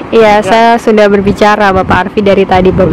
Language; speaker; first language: Indonesian; native; Indonesian